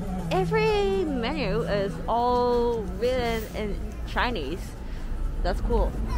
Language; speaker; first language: English; non-native, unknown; Korean